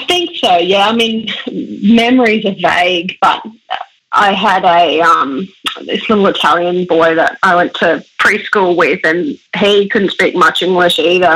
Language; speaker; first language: English; early bilingual, other home language; German